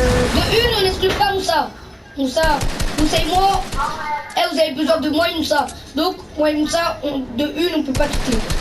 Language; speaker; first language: French; native; French